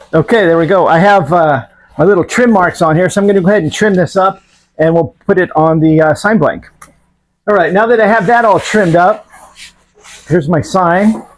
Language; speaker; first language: English; native; English